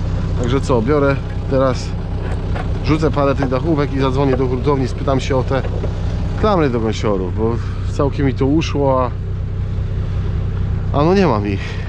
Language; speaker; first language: Polish; native; Polish